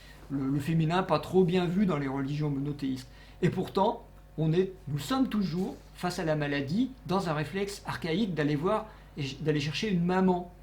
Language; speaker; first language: French; native; French